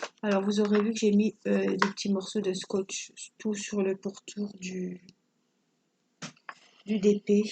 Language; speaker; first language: French; native; French